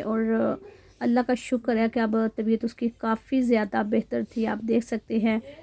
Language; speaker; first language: Urdu; non-native, local second language; Punjabi